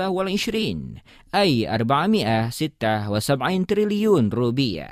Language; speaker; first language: Arabic; non-native, fluent; Indonesian